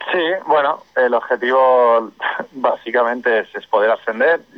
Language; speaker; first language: Spanish; non-native, local second language; Catalan